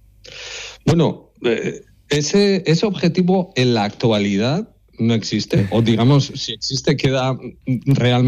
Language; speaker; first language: Spanish; native; Spanish